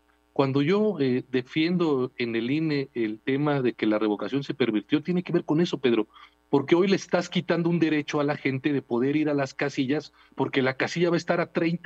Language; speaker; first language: Spanish; native; Spanish